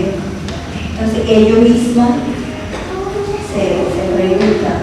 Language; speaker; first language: Spanish; non-native, local second language; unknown